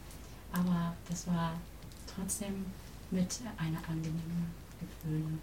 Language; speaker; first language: German; non-native, learner; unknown